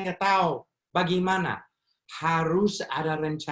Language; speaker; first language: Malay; non-native, fluent; English